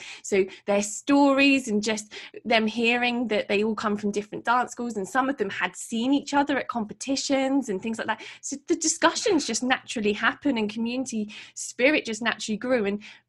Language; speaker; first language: English; native; English